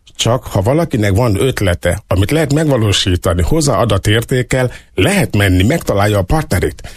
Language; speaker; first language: Hungarian; non-native, fluent; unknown